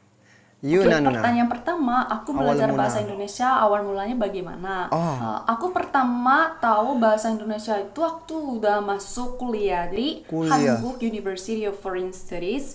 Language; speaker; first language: Indonesian; non-native, fluent; Korean